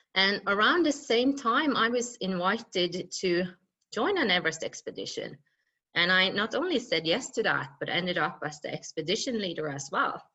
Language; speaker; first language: English; non-native, fluent; Norwegian